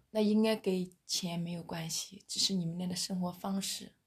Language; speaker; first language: Chinese; native; Chinese